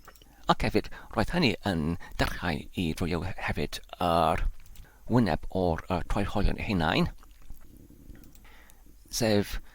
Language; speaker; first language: Welsh; non-native, learner; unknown